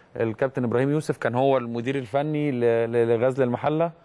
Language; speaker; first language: Arabic; native; Arabic